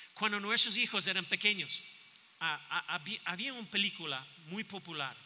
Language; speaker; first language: Spanish; non-native, fluent; English